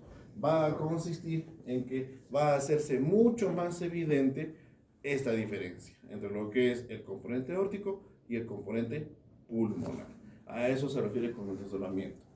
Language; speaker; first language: Spanish; native; Spanish